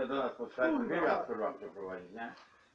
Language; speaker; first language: Polish; native; Polish